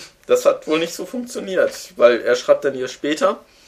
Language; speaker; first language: German; native; German